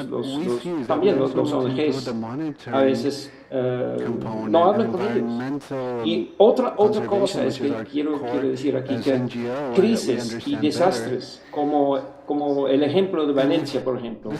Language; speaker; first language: Spanish; non-native, fluent; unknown